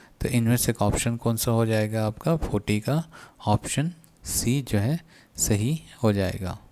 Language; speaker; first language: Hindi; native; Hindi